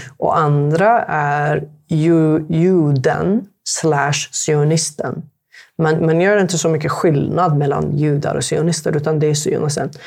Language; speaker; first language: Swedish; non-native, fluent; Arabic